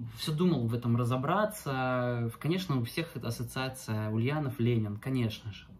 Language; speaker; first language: Russian; native; Russian